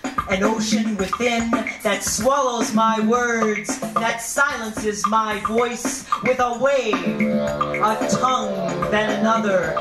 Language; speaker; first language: English; early bilingual, other home language; Spanish